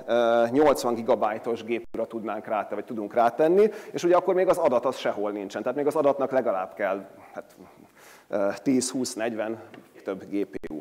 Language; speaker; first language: Hungarian; native; Hungarian